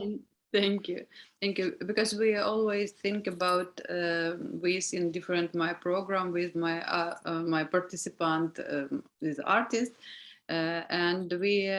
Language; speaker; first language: English; non-native, learner; Ukrainian